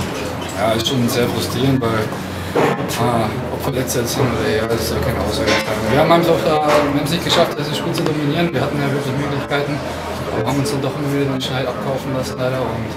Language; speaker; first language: German; native; German